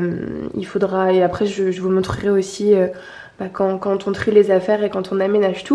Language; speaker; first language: French; native; French